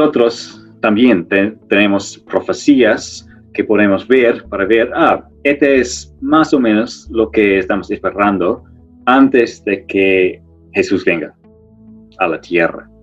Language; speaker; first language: Spanish; non-native, fluent; English